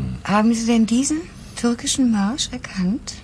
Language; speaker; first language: German; native; German